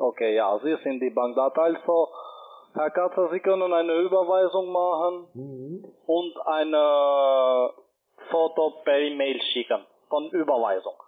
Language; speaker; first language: German; non-native, learner; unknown